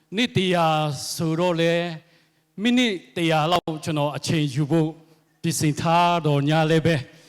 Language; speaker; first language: Burmese; non-native, local second language; Lahu